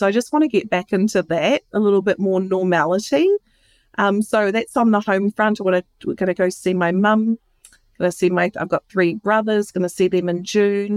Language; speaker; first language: English; native; English